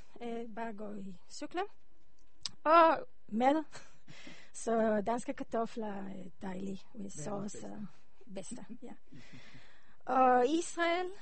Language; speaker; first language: Danish; non-native, learner; Hebrew